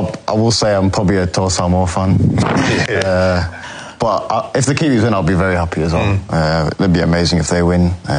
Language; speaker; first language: English; native; English